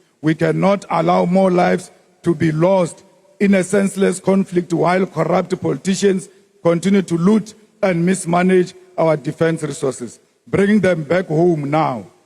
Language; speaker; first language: English; non-native, local second language; Northern Sotho